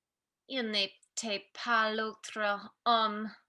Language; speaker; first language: French; non-native, learner; English